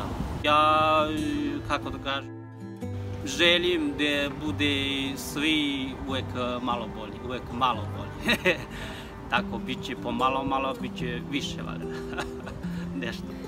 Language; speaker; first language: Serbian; non-native, learner; Chinese